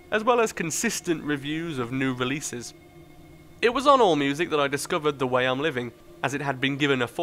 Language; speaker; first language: English; native; English